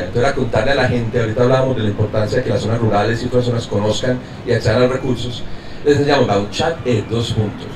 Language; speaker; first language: Spanish; native; Spanish